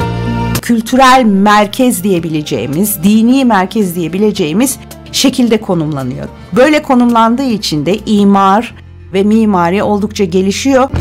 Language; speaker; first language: Turkish; native; Turkish